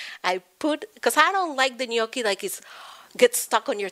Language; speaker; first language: English; non-native, fluent; Spanish